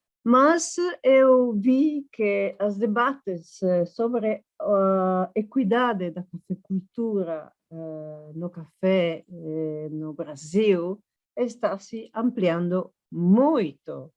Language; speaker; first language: Portuguese; non-native, fluent; Italian